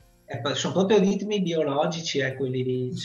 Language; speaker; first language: Italian; native; Italian